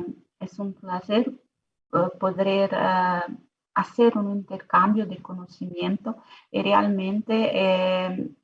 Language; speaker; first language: Spanish; non-native, fluent; Portuguese